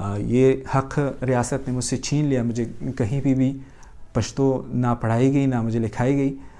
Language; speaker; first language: Urdu; non-native, local second language; Pashto